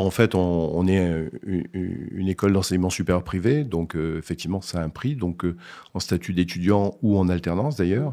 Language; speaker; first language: French; native; French